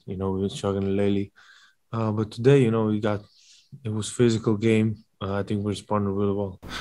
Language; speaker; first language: English; non-native, fluent; Slovenian